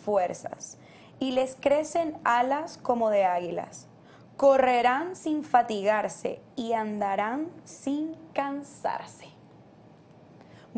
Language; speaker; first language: Spanish; native; Spanish